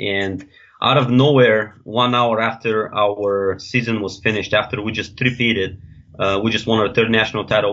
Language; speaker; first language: English; non-native, fluent; Bulgarian